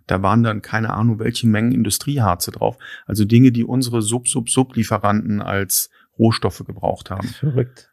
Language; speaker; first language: German; native; German